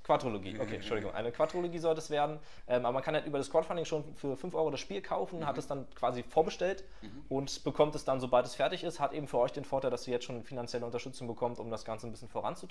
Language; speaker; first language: German; native; German